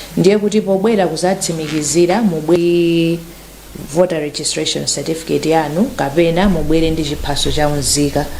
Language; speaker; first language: Nyanja; native; Nyanja